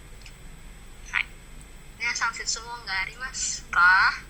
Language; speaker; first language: Japanese; non-native, learner; Indonesian